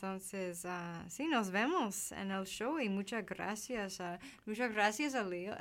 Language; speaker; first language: Spanish; non-native, learner; English